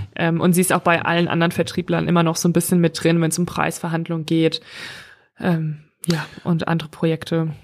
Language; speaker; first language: German; native; German